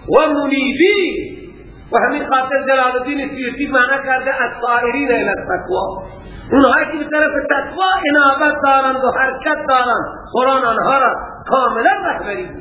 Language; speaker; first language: Persian; native; Persian